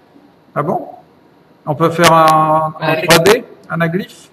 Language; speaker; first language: French; native; French